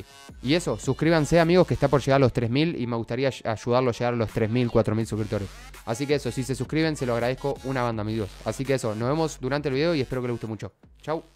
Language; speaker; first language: Spanish; native; Spanish